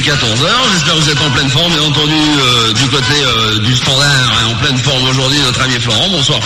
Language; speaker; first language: French; native; French